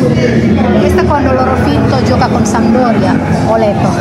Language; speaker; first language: Italian; non-native, learner; Indonesian